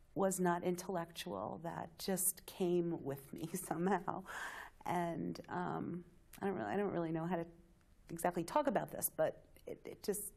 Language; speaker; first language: English; native; English